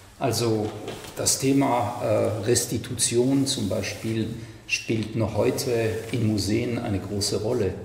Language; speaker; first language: German; non-native, fluent; French